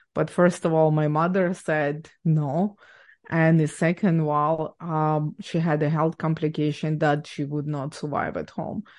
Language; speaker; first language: English; non-native, fluent; Ukrainian